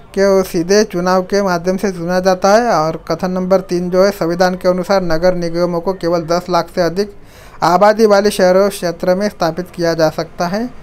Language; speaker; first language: Hindi; non-native, local second language; Marathi